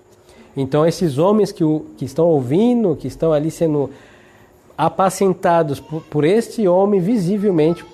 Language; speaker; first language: Portuguese; native; Portuguese